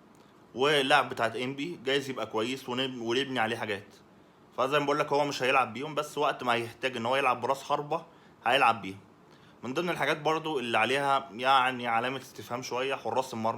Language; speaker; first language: Arabic; native; Arabic